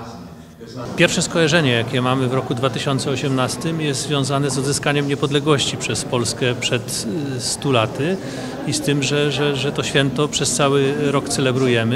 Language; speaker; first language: Polish; native; Polish